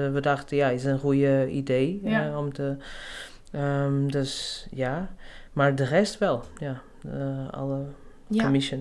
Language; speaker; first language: Dutch; non-native, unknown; Portuguese